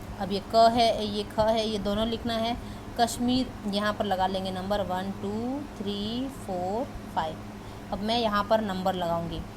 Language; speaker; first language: Hindi; native; Hindi